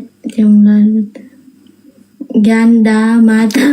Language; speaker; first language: Indonesian; non-native, learner; Vietnamese